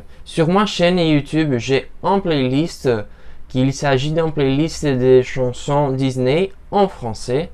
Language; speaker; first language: French; non-native, learner; Portuguese